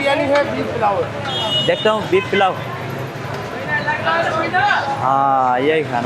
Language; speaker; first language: Hindi; non-native, learner; Bangla